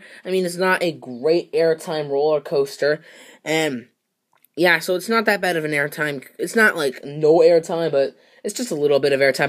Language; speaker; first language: English; native; English